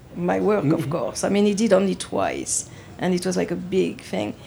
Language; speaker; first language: English; non-native, fluent; French